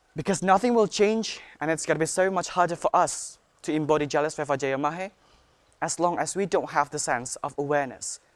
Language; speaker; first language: English; non-native, learner; Indonesian